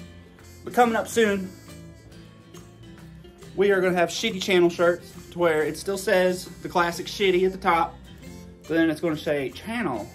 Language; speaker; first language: English; native; English